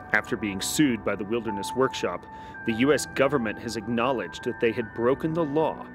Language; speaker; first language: English; native; English